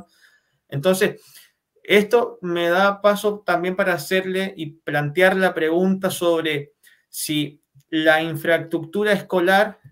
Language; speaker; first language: Spanish; native; Spanish